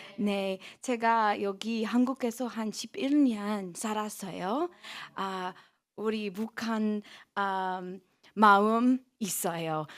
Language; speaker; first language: Korean; non-native, learner; English